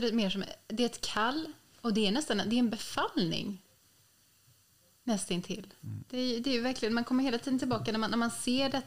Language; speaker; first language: Swedish; native; Swedish